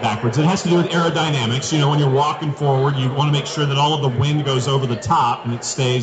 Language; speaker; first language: English; native; English